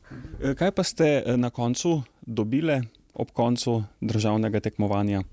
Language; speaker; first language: Slovenian; native; Slovenian